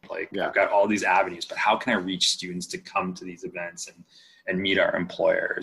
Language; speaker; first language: English; non-native, fluent; Spanish